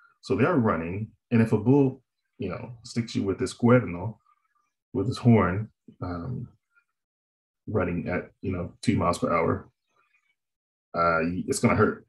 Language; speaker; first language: English; native; English